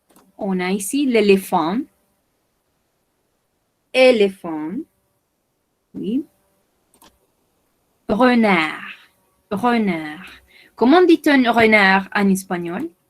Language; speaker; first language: French; non-native, fluent; Spanish